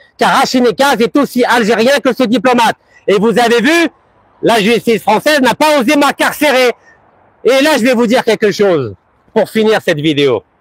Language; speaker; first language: French; early bilingual, other home language; Arabic